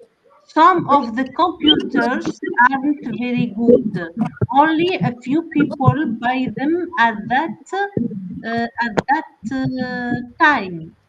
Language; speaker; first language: English; non-native, learner; Arabic